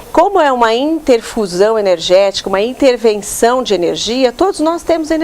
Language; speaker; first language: Portuguese; native; Portuguese